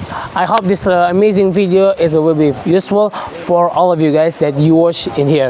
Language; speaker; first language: English; non-native, learner; Indonesian